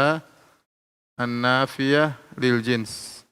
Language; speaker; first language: Arabic; non-native, fluent; Indonesian